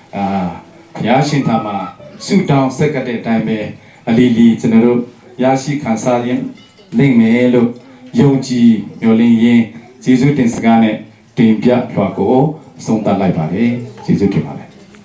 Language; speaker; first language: Burmese; non-native, local second language; Tedim Chin